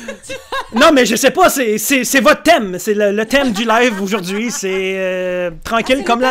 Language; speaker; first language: French; native; French